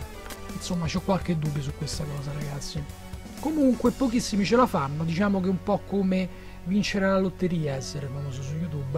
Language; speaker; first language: Italian; native; Italian